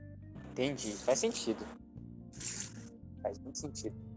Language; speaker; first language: Portuguese; native; Portuguese